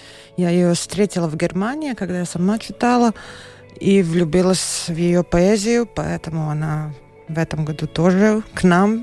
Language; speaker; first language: Russian; non-native, local second language; Latvian